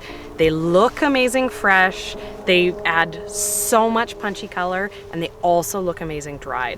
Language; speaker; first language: English; native; English